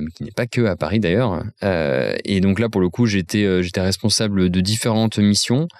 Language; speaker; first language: French; native; French